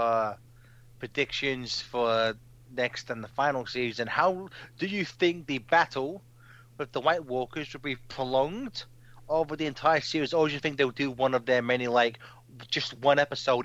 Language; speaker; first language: English; native; English